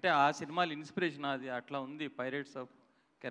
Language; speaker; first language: Telugu; native; Telugu